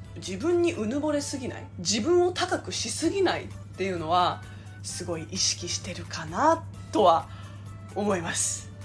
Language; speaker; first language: Japanese; native; Japanese